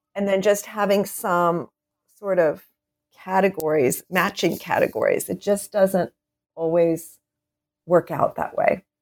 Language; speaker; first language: English; native; English